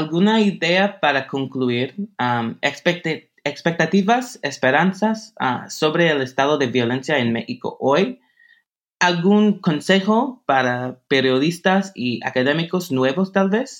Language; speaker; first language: Spanish; non-native, fluent; English